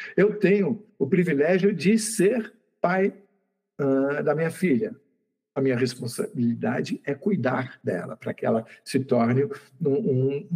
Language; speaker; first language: Portuguese; native; Portuguese